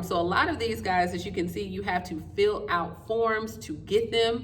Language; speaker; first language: English; native; English